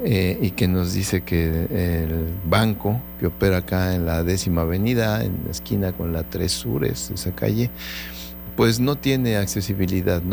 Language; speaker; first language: Spanish; native; Spanish